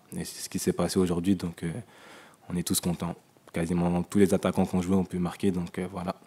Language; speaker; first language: French; native; French